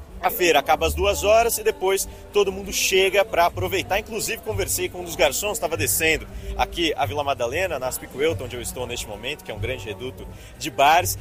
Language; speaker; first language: Portuguese; native; Portuguese